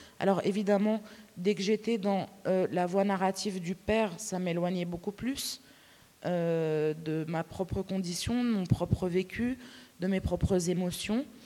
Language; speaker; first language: French; native; French